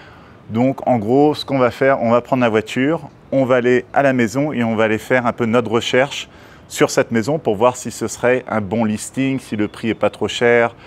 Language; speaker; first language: French; native; French